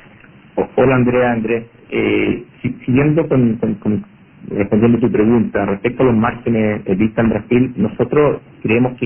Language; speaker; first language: Spanish; native; Spanish